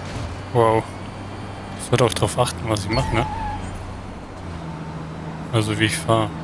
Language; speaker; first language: German; native; German